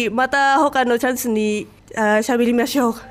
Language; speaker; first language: Japanese; non-native, fluent; Indonesian